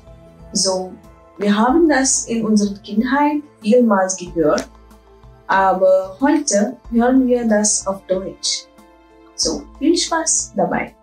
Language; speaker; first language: German; non-native, fluent; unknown